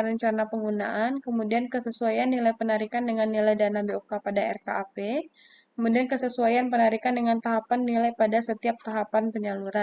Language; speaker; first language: Indonesian; native; Indonesian